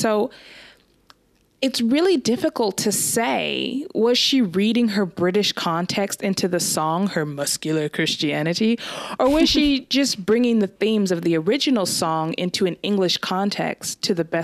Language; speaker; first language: English; native; English